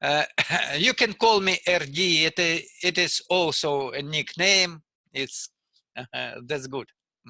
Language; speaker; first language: English; non-native, learner; Russian